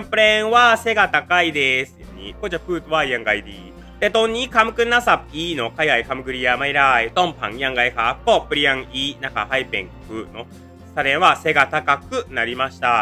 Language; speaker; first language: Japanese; non-native, fluent; Thai